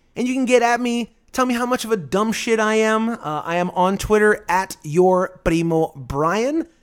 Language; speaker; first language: English; native; English